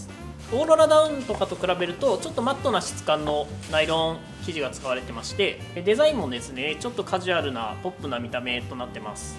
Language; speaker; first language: Japanese; native; Japanese